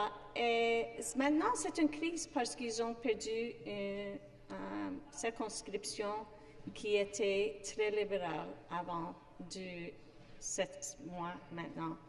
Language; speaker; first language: French; non-native, fluent; English